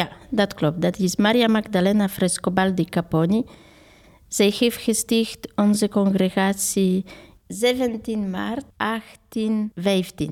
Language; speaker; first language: Dutch; non-native, fluent; Polish